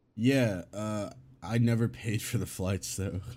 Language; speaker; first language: English; early bilingual, other home language; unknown